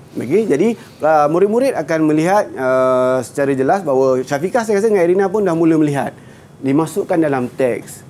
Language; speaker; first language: Malay; native; Malay